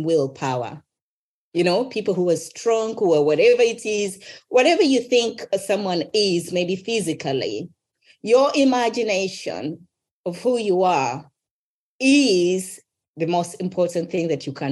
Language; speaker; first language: English; non-native, local second language; Ganda